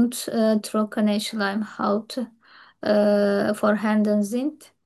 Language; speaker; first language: German; non-native, learner; Turkish